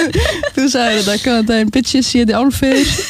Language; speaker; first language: Icelandic; native; Icelandic